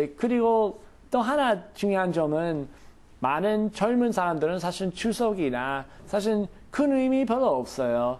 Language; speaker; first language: Korean; non-native, fluent; English